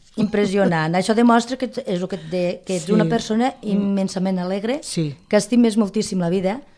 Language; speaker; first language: Catalan; native; Catalan